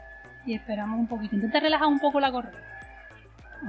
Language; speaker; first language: Spanish; native; Spanish